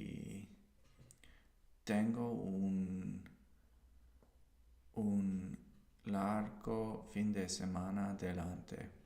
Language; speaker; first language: Spanish; non-native, learner; English